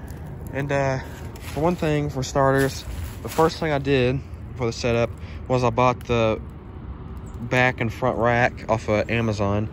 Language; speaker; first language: English; native; English